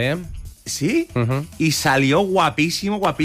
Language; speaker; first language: Spanish; native; Spanish